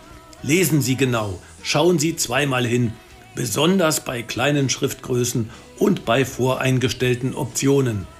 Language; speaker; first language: German; native; German